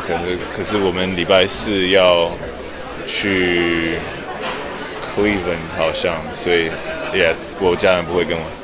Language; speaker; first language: Chinese; early bilingual, heritage; English